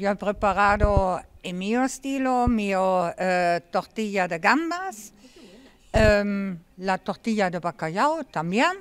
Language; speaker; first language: Spanish; non-native, learner; German